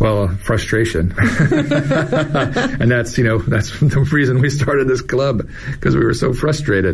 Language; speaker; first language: English; native; English